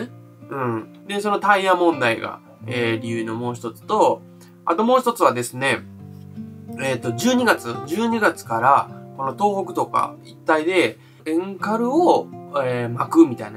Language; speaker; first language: Japanese; native; Japanese